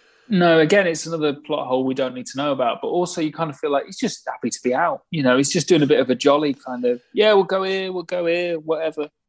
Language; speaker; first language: English; native; English